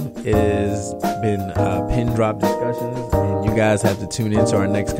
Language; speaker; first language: English; native; English